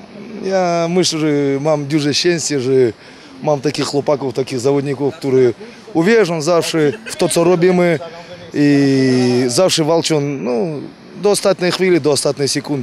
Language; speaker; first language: Polish; non-native, fluent; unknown